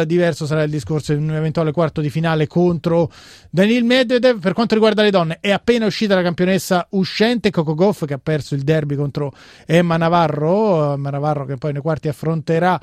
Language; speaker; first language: Italian; native; Italian